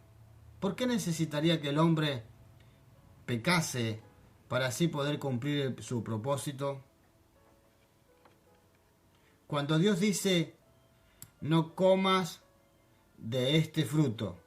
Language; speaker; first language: Spanish; non-native, fluent; French